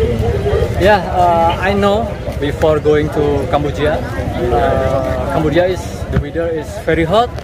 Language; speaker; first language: English; non-native, learner; Indonesian